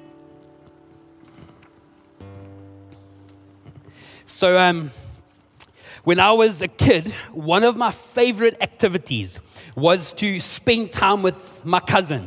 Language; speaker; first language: English; non-native, local second language; Afrikaans